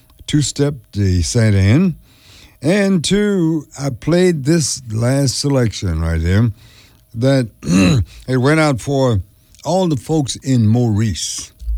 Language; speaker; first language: English; early bilingual, other home language; French